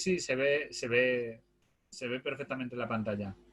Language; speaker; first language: Spanish; native; Spanish